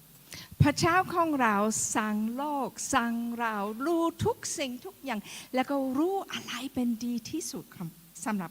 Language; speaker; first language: Thai; non-native, fluent; English